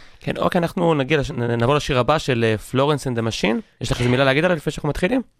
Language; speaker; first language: Hebrew; native; Hebrew